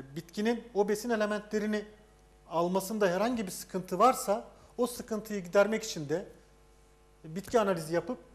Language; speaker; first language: Turkish; native; Turkish